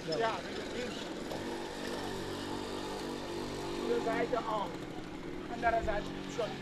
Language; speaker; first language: German; non-native, learner; Ewe